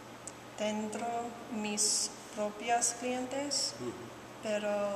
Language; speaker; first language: Spanish; non-native, learner; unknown